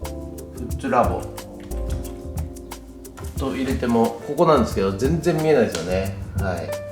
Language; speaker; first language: Japanese; native; Japanese